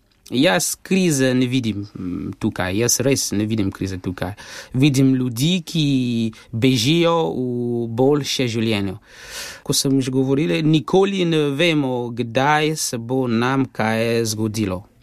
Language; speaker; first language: Slovenian; non-native, fluent; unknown